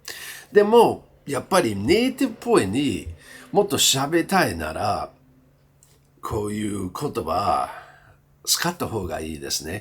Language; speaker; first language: Japanese; non-native, learner; English